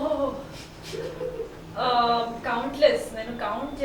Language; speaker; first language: Telugu; non-native, learner; Hindi